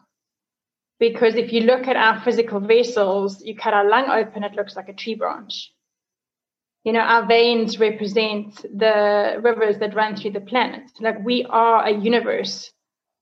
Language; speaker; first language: English; native; English